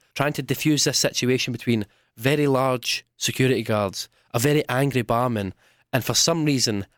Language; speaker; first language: English; native; English